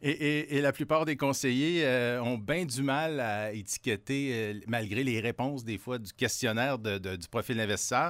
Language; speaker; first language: French; native; French